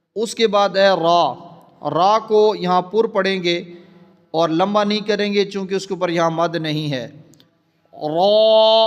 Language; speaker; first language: Urdu; non-native, local second language; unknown